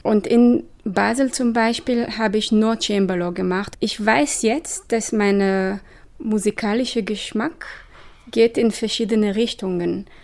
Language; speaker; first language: German; non-native, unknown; Hebrew